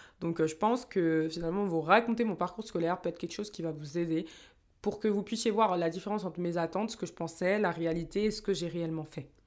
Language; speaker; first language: French; native; French